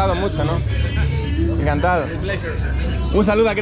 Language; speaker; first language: Spanish; non-native, learner; Greek